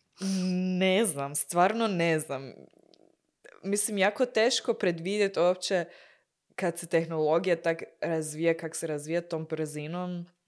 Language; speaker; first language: Croatian; early bilingual, heritage; Croatian